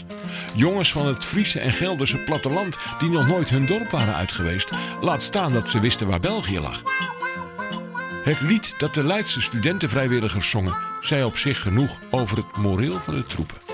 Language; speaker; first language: Dutch; native; Dutch